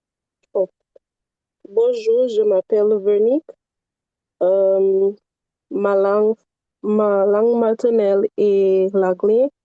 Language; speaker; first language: French; non-native, learner; English